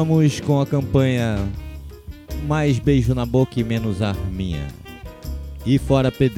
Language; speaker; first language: Portuguese; native; Portuguese